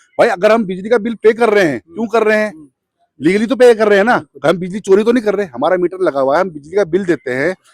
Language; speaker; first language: Hindi; native; Hindi